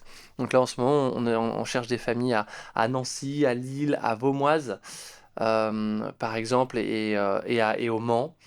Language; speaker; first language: French; native; French